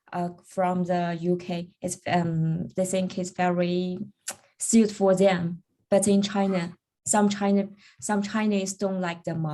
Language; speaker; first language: English; non-native, learner; Chinese